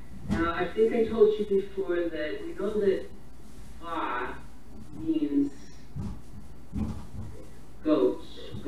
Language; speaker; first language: English; native; English